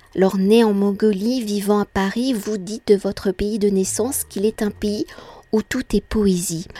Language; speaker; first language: French; native; French